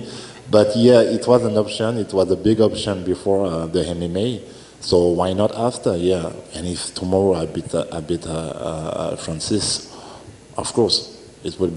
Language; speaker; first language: English; non-native, learner; French